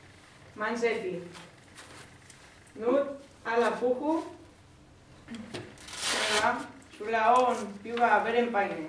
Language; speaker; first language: Finnish; non-native, learner; Spanish